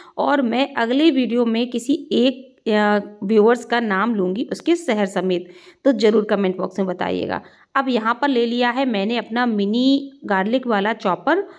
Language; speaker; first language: Hindi; native; Hindi